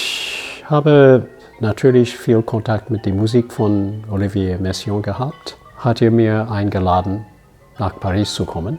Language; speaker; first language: German; non-native, learner; English